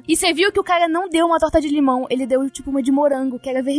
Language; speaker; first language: Portuguese; native; Portuguese